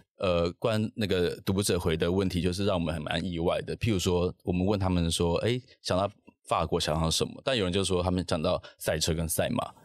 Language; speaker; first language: Chinese; native; Chinese